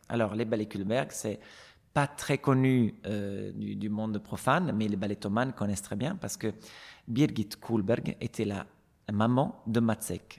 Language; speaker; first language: French; non-native, fluent; Italian